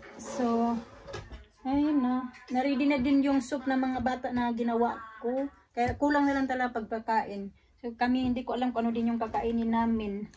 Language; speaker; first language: Filipino; native; Filipino